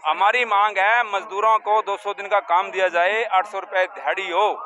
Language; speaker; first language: Hindi; native; Hindi